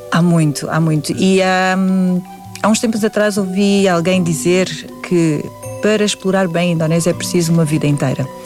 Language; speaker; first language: Portuguese; early bilingual, other home language; English